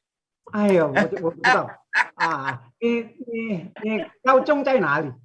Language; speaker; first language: Chinese; non-native, fluent; Indonesian